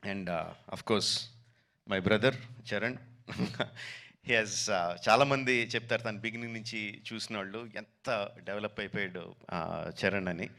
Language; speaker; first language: Telugu; native; Telugu